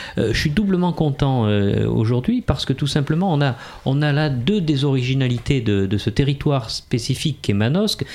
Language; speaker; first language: French; native; French